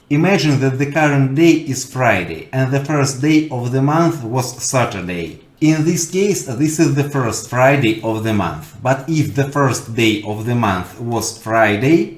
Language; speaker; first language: English; non-native, fluent; Russian